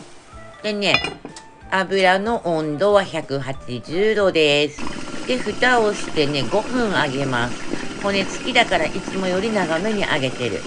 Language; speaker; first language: Japanese; native; Japanese